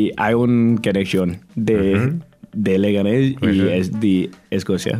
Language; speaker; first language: Spanish; non-native, learner; English